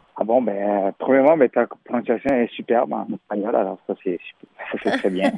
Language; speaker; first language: French; non-native, fluent; Spanish